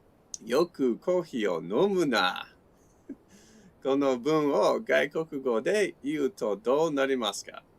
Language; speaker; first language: Japanese; non-native, learner; English